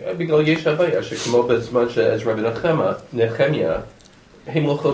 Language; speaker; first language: Hebrew; non-native, learner; English